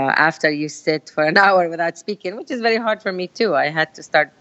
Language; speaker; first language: English; non-native, fluent; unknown